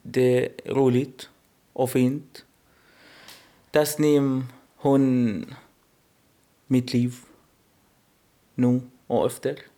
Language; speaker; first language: Swedish; non-native, learner; Arabic